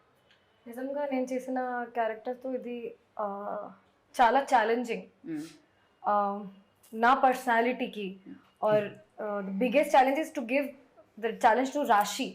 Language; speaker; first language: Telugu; non-native, local second language; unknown